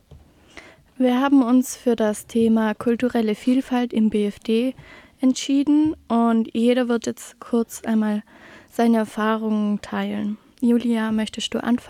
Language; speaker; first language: German; native; German